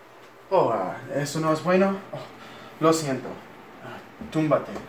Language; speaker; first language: Spanish; non-native, learner; English